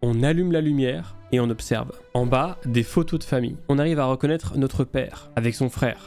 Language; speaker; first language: French; native; French